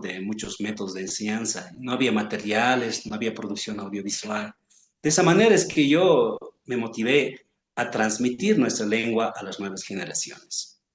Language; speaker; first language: Spanish; non-native, local second language; Aymara